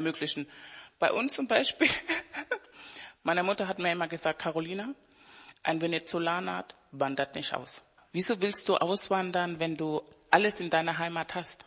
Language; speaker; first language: German; non-native, fluent; Spanish